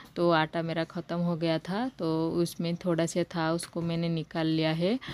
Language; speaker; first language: Hindi; non-native, local second language; Odia